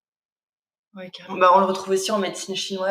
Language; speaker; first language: French; native; French